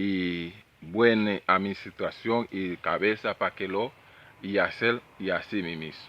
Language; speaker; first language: Spanish; non-native, learner; Haitian Creole